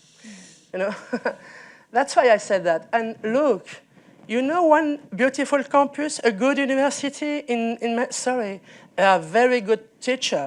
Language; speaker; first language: English; non-native, learner; French